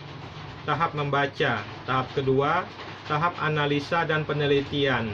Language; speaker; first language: Indonesian; native; Indonesian